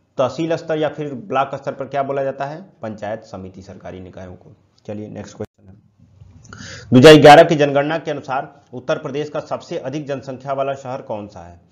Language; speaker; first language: Hindi; native; Hindi